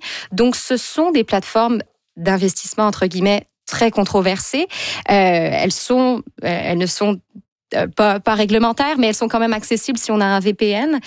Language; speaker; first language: French; native; French